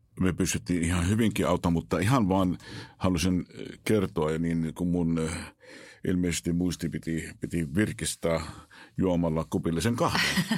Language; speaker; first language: Finnish; non-native, fluent; Arabic